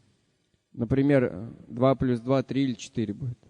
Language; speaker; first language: Russian; native; Russian